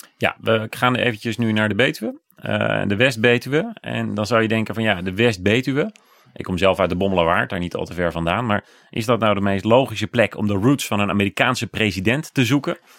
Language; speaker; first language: Dutch; native; Dutch